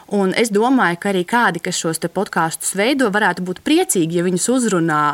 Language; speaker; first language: Latvian; native; Latvian